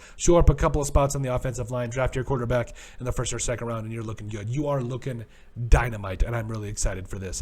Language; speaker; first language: English; native; English